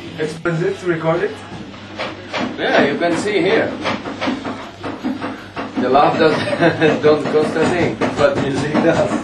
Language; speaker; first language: English; non-native, learner; Polish